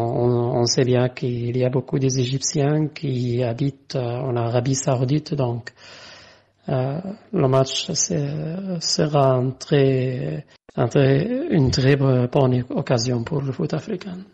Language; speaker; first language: French; non-native, fluent; Arabic